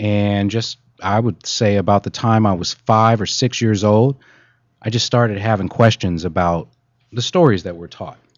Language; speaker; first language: English; native; English